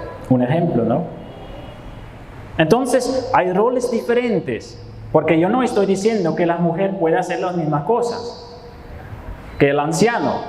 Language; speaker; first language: Spanish; non-native, fluent; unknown